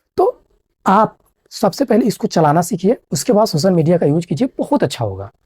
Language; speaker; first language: Hindi; native; Hindi